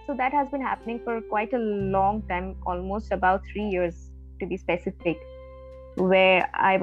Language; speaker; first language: English; non-native, local second language; Bangla